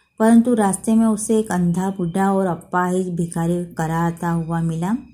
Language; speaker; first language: Hindi; non-native, local second language; Gujarati